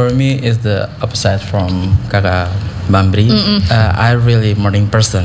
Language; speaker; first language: English; non-native, learner; Indonesian